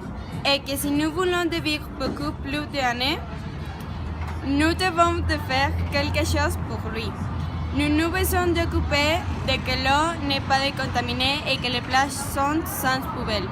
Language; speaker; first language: French; non-native, learner; Spanish